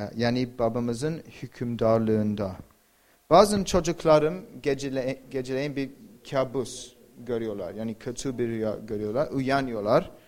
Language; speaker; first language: Turkish; non-native, fluent; English